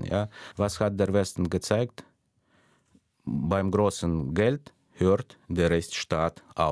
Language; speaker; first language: German; non-native, fluent; Russian